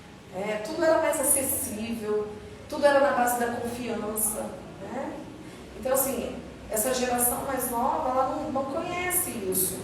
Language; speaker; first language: Portuguese; native; Portuguese